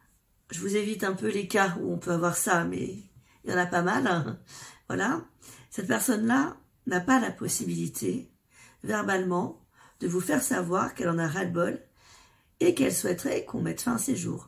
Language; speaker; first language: French; native; French